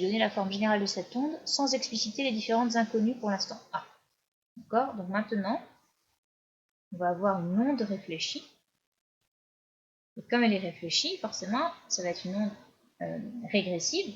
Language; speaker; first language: French; native; French